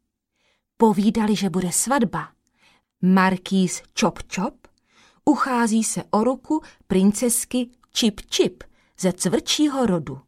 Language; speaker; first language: Czech; native; Czech